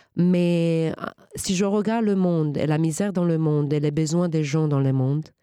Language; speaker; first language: French; non-native, fluent; Romanian